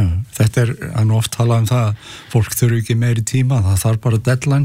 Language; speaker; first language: Icelandic; native; Icelandic